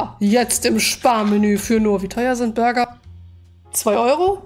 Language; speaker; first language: German; native; German